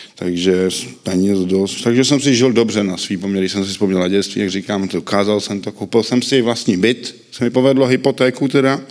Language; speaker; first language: Czech; native; Czech